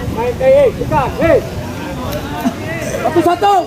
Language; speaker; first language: Indonesian; native; Indonesian